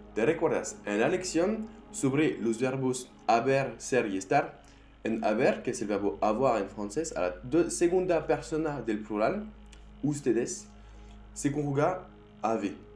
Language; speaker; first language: Spanish; non-native, fluent; French